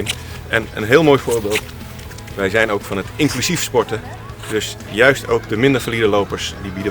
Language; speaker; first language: Dutch; native; Dutch